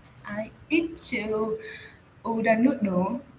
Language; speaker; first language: English; non-native, learner; Vietnamese